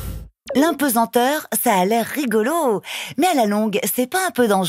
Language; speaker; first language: French; native; French